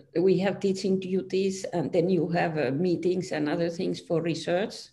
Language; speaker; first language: English; non-native, fluent; Finnish